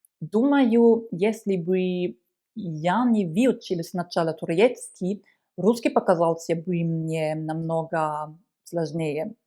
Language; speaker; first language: Russian; non-native, learner; German